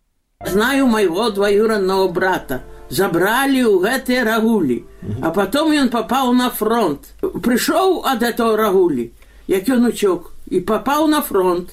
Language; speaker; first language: Belarusian; native; Belarusian